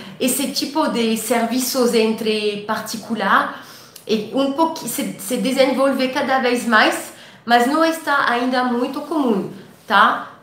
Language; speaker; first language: Portuguese; non-native, fluent; French